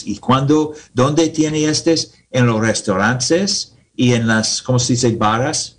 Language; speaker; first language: Spanish; non-native, learner; English